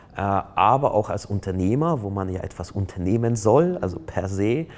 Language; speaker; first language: German; non-native, fluent; Polish